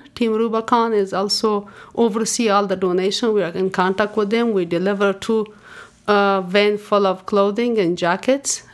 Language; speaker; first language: English; non-native, fluent; Persian